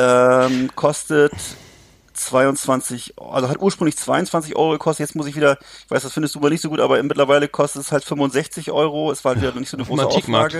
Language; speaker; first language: German; native; German